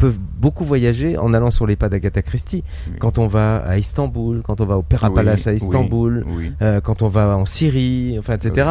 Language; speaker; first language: French; native; French